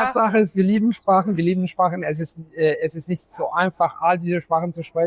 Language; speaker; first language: German; non-native, fluent; Italian